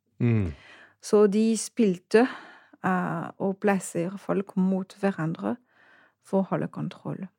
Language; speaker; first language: Norwegian; non-native, fluent; French